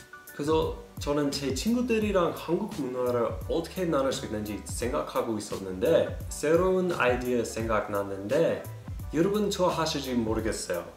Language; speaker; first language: Korean; non-native, learner; Russian